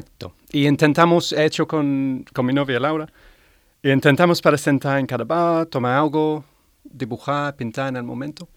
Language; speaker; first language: Spanish; non-native, learner; English